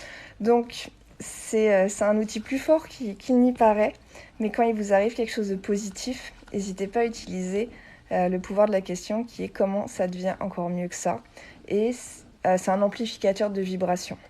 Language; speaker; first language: French; native; French